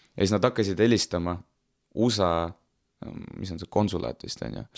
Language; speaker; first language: Estonian; non-native, local second language; Russian